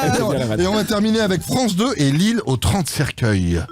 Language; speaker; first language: French; native; French